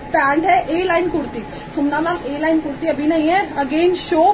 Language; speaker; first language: Hindi; native; Hindi